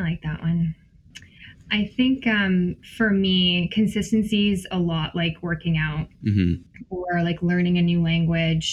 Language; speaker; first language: English; native; English